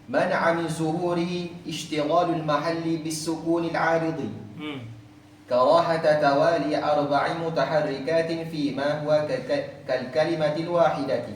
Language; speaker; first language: Arabic; non-native, learner; Malay